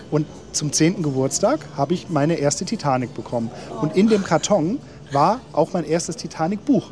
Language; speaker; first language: German; native; German